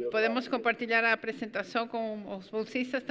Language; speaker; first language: Portuguese; non-native, fluent; Spanish